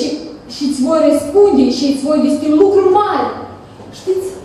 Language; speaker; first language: Romanian; non-native, learner; Russian